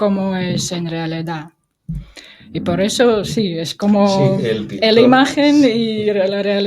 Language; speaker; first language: Spanish; non-native, fluent; Russian